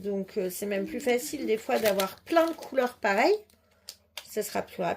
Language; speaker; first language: French; native; French